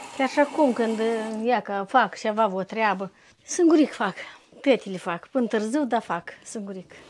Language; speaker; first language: Romanian; native; Romanian